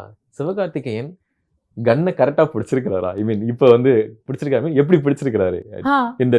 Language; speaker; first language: Tamil; native; Tamil